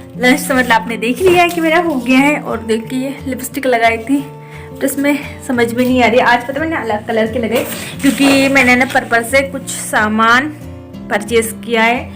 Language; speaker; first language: Hindi; native; Hindi